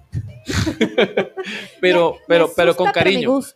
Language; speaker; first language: Spanish; native; Spanish